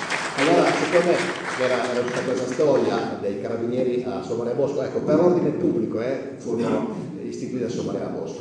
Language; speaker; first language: Italian; native; Italian